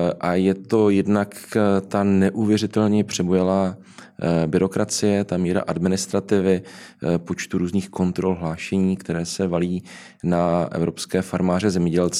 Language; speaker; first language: Czech; native; Czech